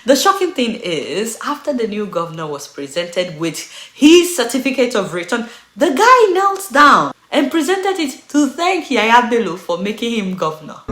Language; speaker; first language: English; non-native, local second language; Yoruba